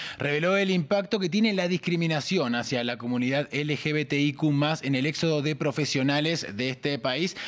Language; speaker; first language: Spanish; native; Spanish